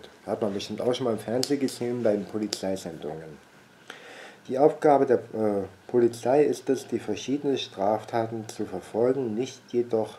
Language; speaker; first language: German; native; German